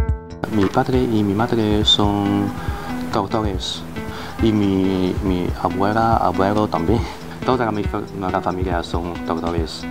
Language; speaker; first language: Spanish; non-native, learner; Chinese